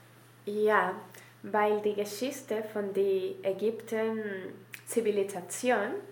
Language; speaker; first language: German; non-native, learner; Spanish